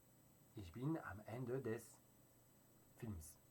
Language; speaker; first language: German; non-native, fluent; French